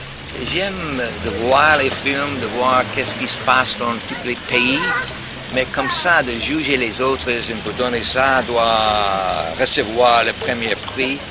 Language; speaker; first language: French; non-native, fluent; English